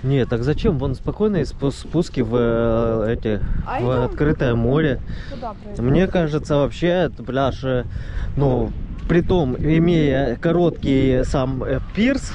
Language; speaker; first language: Russian; native; Russian